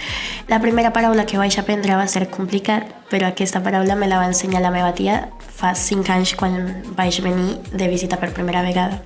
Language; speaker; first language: Catalan; non-native, learner; Spanish